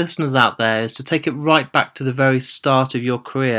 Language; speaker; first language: English; native; English